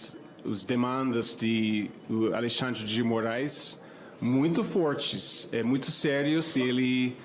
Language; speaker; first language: Portuguese; non-native, fluent; English